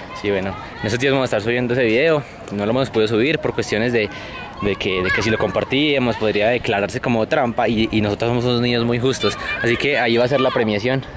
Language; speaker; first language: Spanish; native; Spanish